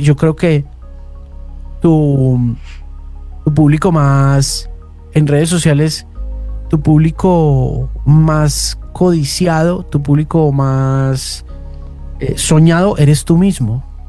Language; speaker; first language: Spanish; native; Spanish